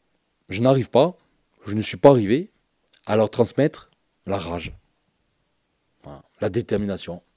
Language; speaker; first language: French; native; French